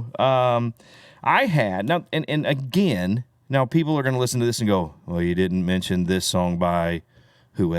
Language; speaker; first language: English; native; English